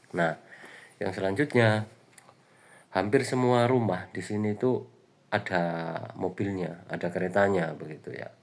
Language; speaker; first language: Indonesian; native; Indonesian